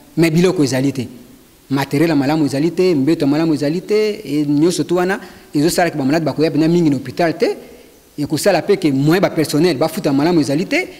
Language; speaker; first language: Lingala; native; Lingala